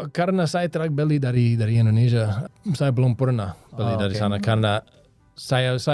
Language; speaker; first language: Indonesian; non-native, learner; English